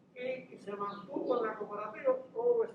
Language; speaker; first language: Spanish; native; Spanish